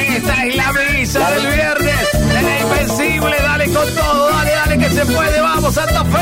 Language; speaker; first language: Spanish; native; Spanish